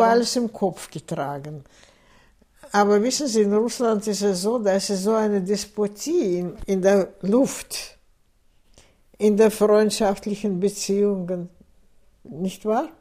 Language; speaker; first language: German; non-native, fluent; Russian